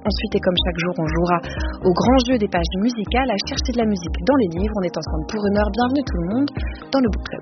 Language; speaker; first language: French; native; French